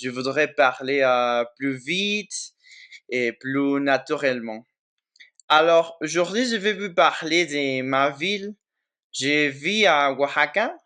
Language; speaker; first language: French; non-native, fluent; Spanish